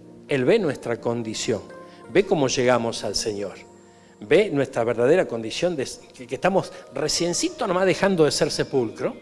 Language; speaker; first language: Spanish; native; Spanish